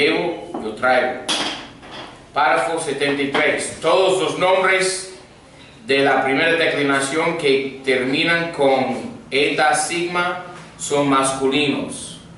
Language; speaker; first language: Spanish; non-native, fluent; English